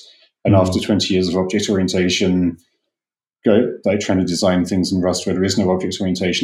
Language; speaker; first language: English; native; English